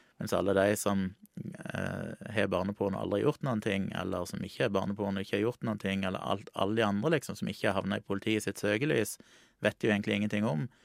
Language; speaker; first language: Norwegian; native; Norwegian